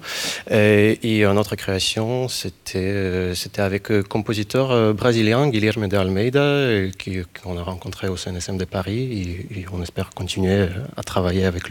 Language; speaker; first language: French; non-native, fluent; Ukrainian